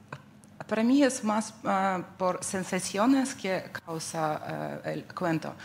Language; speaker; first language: Spanish; non-native, learner; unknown